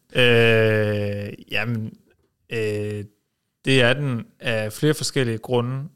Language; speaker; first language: Danish; early bilingual, heritage; Danish